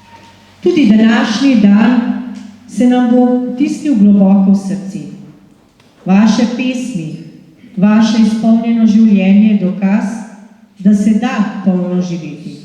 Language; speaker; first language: Slovenian; native; Slovenian